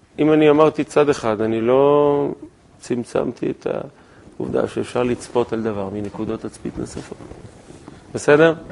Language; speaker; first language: Hebrew; native; Hebrew